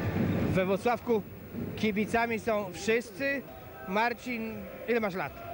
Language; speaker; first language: Polish; native; Polish